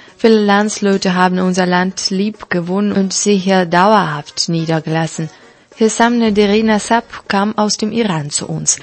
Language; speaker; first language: German; non-native, fluent; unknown